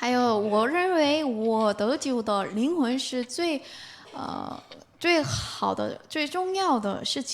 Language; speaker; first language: Chinese; non-native, fluent; Korean